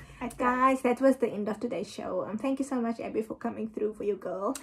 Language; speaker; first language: English; non-native, local second language; Afrikaans